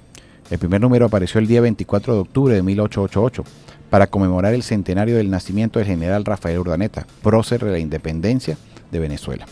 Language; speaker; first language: Spanish; native; Spanish